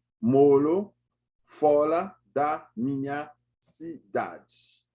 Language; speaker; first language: Portuguese; non-native, learner; Haitian Creole